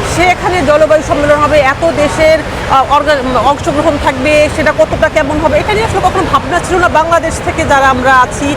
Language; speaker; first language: Bangla; native; Bangla